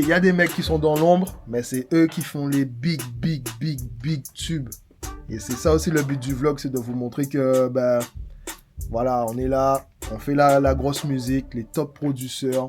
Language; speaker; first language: French; native; French